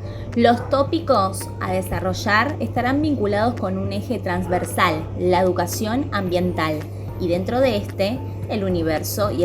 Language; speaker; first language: Spanish; native; Spanish